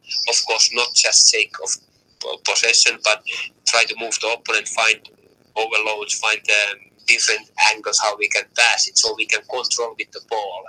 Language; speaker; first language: English; non-native, fluent; Finnish